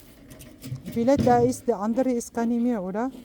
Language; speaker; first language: German; non-native, learner; Filipino